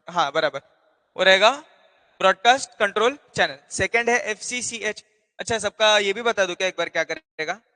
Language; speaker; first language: Hindi; non-native, local second language; Marathi